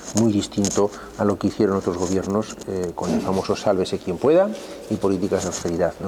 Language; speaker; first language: Spanish; non-native, local second language; Catalan